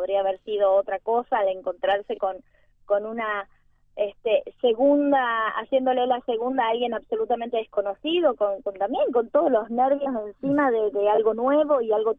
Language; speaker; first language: Spanish; native; Spanish